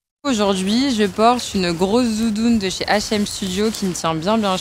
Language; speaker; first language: French; native; French